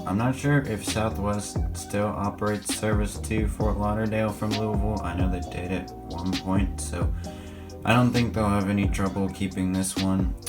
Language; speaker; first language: English; native; English